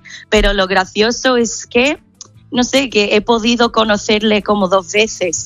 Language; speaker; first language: Spanish; non-native, fluent; English